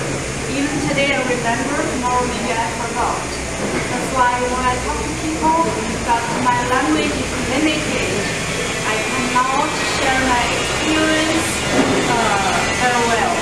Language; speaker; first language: English; non-native, learner; Chinese